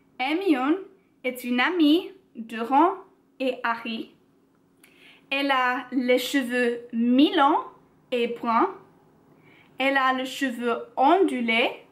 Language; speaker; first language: French; non-native, learner; English